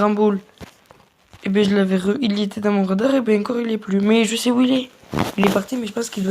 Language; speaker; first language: French; native; French